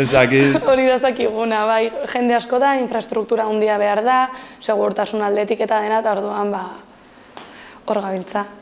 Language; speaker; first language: Basque; native; Basque